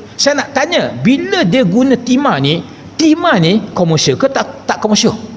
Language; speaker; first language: Malay; non-native, local second language; Chinese